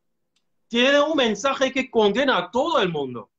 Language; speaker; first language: Spanish; non-native, fluent; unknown